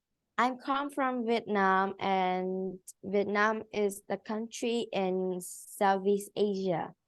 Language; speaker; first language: English; non-native, learner; Vietnamese